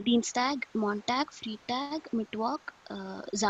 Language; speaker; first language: German; non-native, learner; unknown